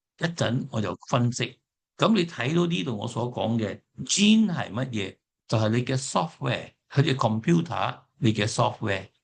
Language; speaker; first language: Cantonese; early bilingual, heritage; Cantonese